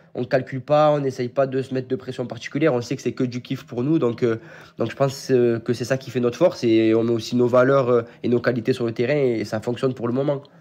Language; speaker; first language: French; native; French